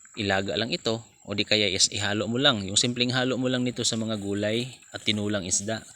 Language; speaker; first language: Filipino; non-native, local second language; Cebuano